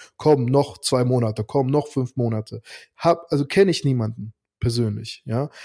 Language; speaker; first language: German; early bilingual, other home language; Azerbaijani